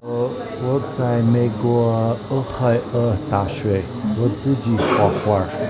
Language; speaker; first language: Chinese; non-native, learner; English